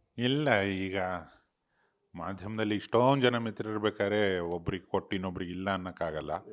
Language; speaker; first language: Kannada; native; Kannada